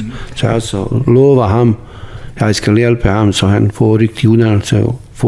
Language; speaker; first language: Danish; non-native, learner; Bosnian